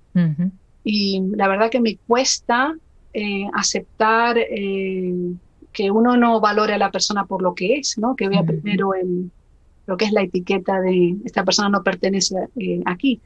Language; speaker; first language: Spanish; native; Spanish